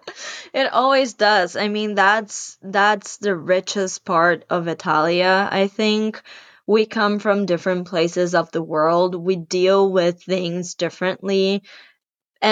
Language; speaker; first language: English; non-native, fluent; Portuguese